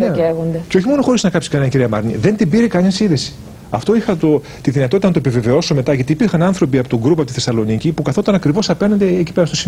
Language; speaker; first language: Greek; native; Greek